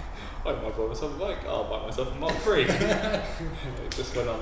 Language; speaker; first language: English; native; English